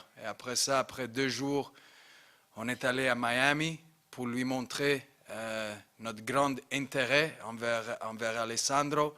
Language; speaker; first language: French; non-native, local second language; English